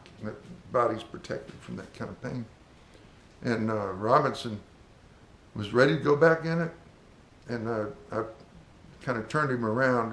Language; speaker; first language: English; native; English